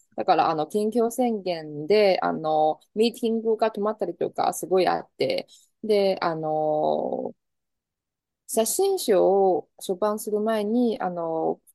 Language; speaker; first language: Japanese; non-native, fluent; Chinese